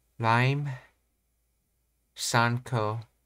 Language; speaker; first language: Japanese; non-native, learner; English